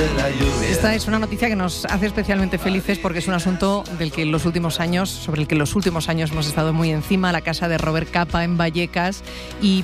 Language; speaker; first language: Spanish; native; Spanish